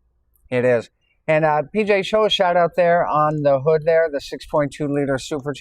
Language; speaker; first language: English; native; English